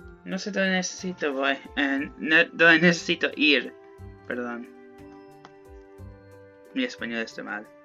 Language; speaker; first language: Spanish; non-native, learner; English